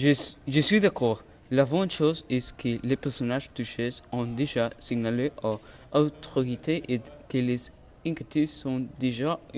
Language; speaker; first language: French; non-native, learner; Spanish